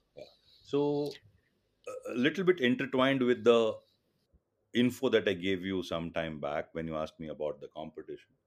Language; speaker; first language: English; non-native, local second language; Tulu